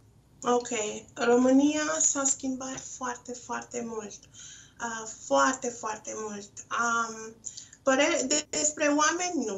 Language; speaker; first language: Romanian; non-native, local second language; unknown